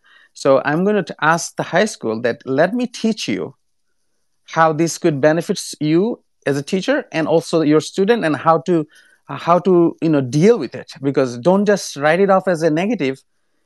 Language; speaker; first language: English; non-native, local second language; Bangla